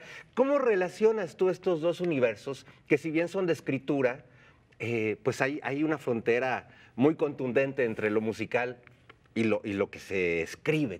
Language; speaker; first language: Spanish; native; Spanish